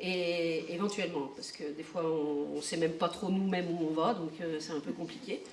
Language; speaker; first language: French; native; French